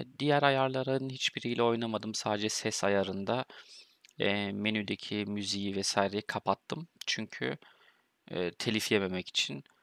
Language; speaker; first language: Turkish; early bilingual, heritage; Turkish